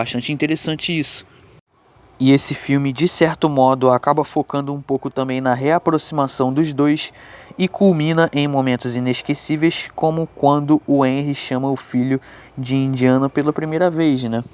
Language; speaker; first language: Portuguese; native; Portuguese